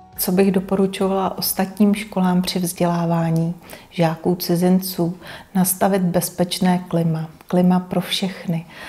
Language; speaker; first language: Czech; native; Czech